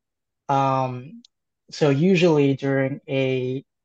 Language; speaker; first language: English; native; English